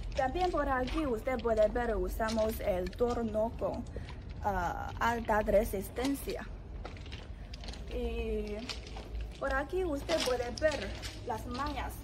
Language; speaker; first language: Spanish; non-native, learner; Chinese